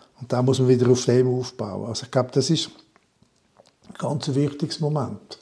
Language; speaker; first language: German; non-native, local second language; French